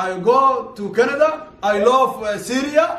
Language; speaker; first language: English; non-native, learner; Somali